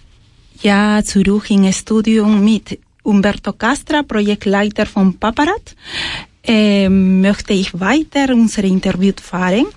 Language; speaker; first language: German; non-native, fluent; Spanish